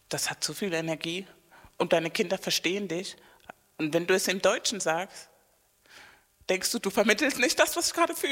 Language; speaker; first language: German; non-native, fluent; Spanish